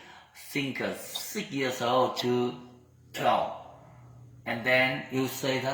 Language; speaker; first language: English; non-native, learner; Vietnamese